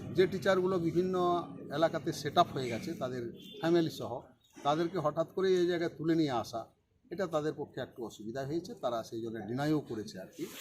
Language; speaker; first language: Bangla; non-native, local second language; Santali